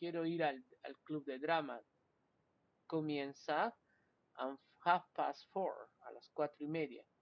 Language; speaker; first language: Spanish; native; Spanish